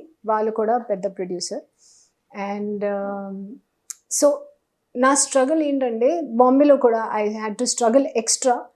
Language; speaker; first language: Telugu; non-native, learner; Hindi